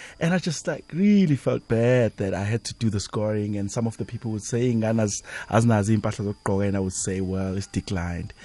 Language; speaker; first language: English; non-native, local second language; Zulu